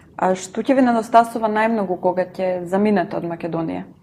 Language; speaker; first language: Macedonian; native; Macedonian